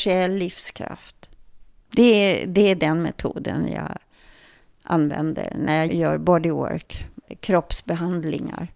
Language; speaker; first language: Swedish; early bilingual, other home language; German